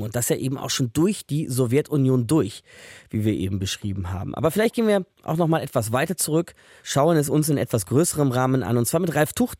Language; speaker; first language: German; native; German